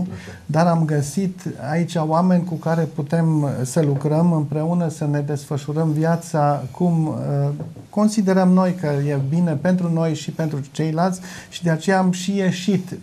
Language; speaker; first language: Romanian; non-native, local second language; German